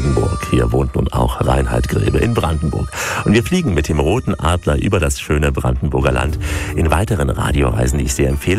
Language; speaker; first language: German; native; German